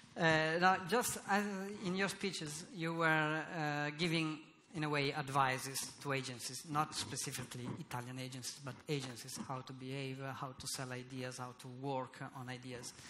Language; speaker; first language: English; non-native, fluent; Italian